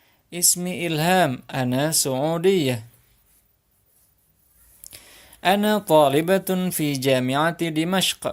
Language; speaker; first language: Arabic; non-native, fluent; Indonesian